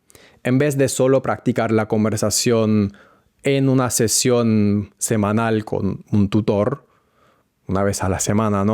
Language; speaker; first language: Spanish; non-native, fluent; English